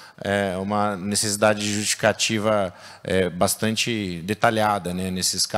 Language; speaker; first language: Portuguese; native; Portuguese